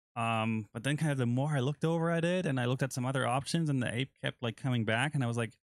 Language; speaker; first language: English; non-native, fluent; German